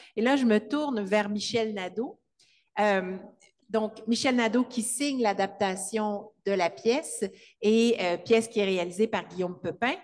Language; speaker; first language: French; native; French